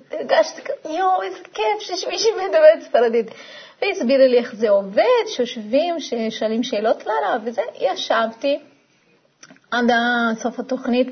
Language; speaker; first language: Hebrew; non-native, fluent; Portuguese